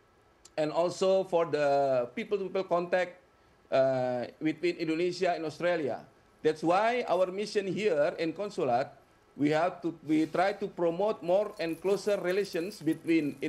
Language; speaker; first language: English; non-native, fluent; Indonesian